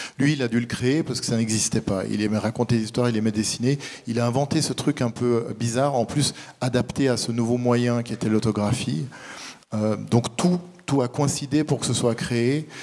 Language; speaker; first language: French; native; French